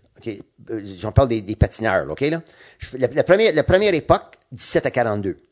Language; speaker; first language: French; non-native, local second language; English